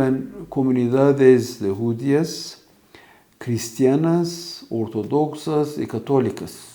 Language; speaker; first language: Spanish; non-native, fluent; Turkish